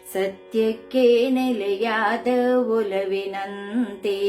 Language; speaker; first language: Kannada; native; Kannada